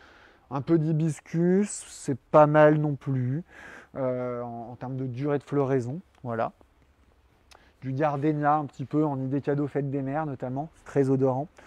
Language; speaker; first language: French; native; French